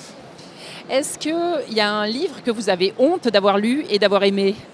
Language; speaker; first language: French; native; French